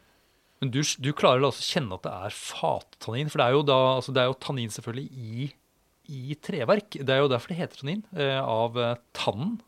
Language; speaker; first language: Norwegian; native; Norwegian